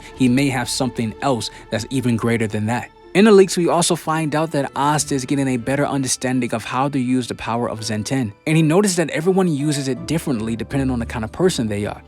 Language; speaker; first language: English; native; English